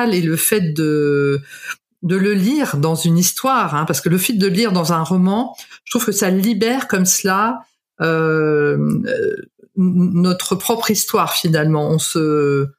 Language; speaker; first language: French; native; French